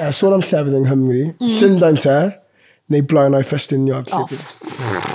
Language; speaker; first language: Welsh; non-native, local second language; English